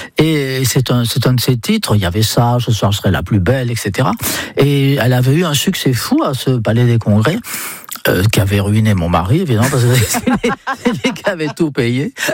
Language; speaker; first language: French; non-native, fluent; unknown